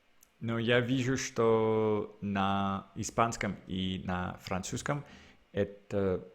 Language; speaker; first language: Russian; non-native, learner; English